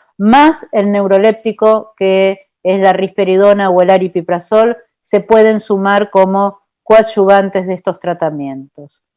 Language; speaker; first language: Spanish; native; Spanish